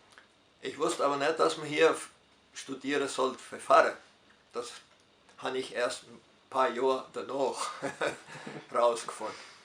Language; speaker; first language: German; early bilingual, heritage; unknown